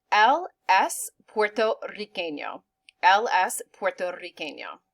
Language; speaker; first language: Spanish; non-native, fluent; English